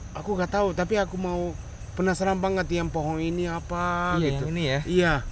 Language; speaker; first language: Indonesian; non-native, learner; Japanese